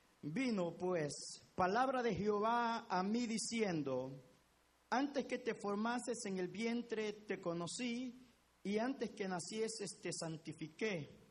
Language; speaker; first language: Spanish; native; Spanish